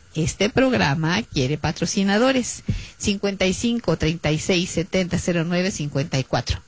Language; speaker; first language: Spanish; native; Spanish